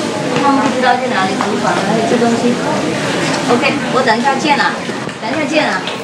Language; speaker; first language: Chinese; non-native, fluent; Vietnamese